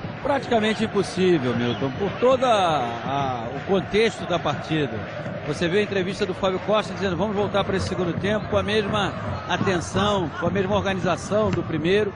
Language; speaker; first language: Portuguese; native; Portuguese